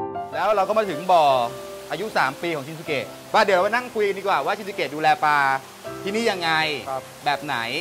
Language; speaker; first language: Thai; native; Thai